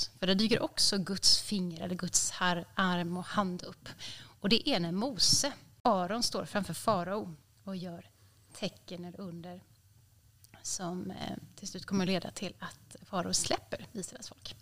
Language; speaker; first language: Swedish; native; Swedish